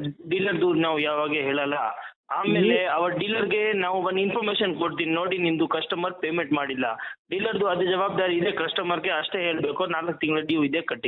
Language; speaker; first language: Kannada; non-native, fluent; Hindi